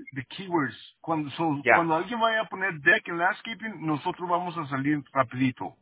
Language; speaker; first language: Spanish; early bilingual, heritage; Spanish